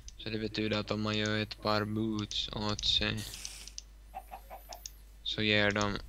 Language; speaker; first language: Swedish; non-native, local second language; Finnish